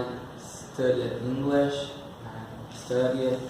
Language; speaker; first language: English; non-native, learner; Portuguese